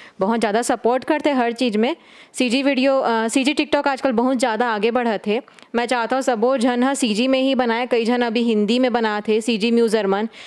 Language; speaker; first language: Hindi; native; Hindi